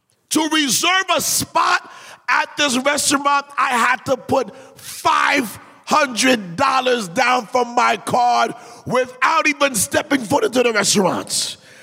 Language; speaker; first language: English; early bilingual, other home language; Haitian Creole